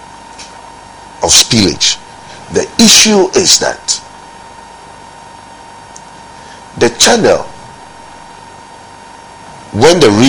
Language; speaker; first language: English; non-native, local second language; Ga